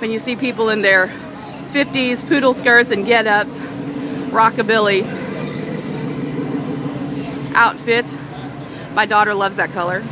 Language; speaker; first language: English; native; English